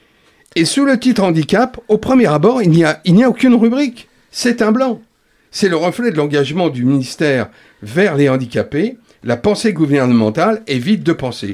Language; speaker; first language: French; native; French